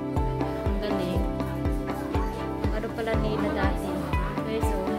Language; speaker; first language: Filipino; native; Filipino